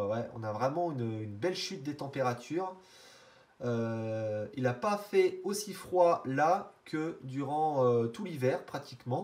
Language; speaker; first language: French; native; French